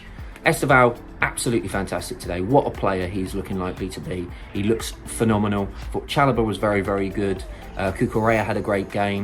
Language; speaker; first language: English; native; English